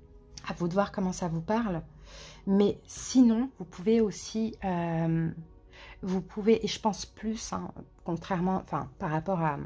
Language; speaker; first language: French; native; French